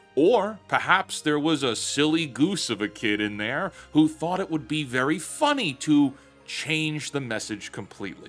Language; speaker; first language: English; native; English